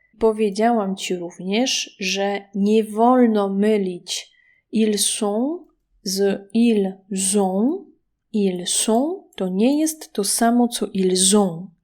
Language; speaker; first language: Polish; native; Polish